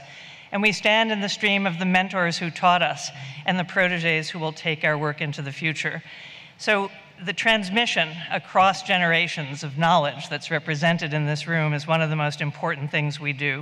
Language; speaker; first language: English; native; English